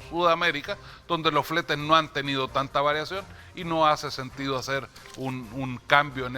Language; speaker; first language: Spanish; native; Spanish